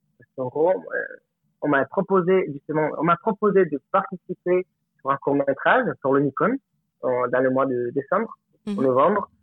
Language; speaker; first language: French; non-native, fluent; Spanish